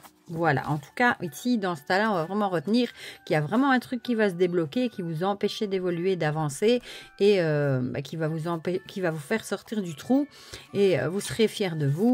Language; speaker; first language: French; native; French